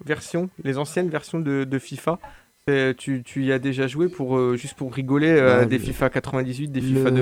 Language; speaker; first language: French; native; French